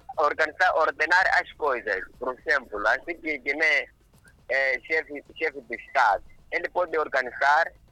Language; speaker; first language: Portuguese; non-native, local second language; Makhuwa